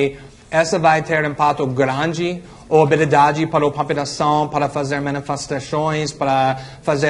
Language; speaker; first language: Portuguese; non-native, fluent; English